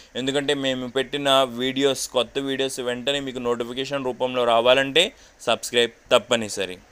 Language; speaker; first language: Telugu; non-native, local second language; Urdu